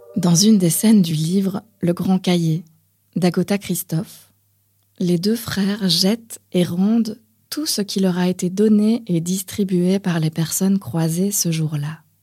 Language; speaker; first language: French; native; French